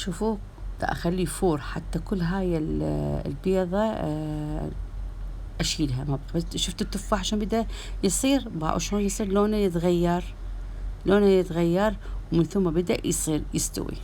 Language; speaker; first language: Arabic; native; Arabic